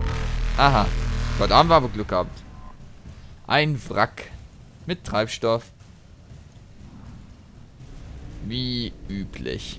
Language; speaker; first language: German; native; German